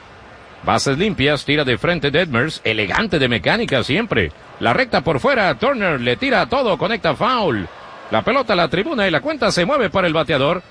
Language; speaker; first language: Spanish; native; Spanish